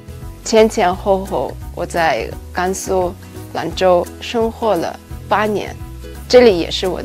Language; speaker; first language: Chinese; non-native, fluent; Turkmen